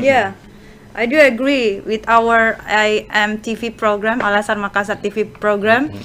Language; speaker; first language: English; non-native, fluent; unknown